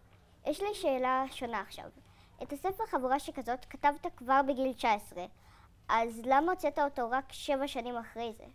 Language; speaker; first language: Hebrew; native; Hebrew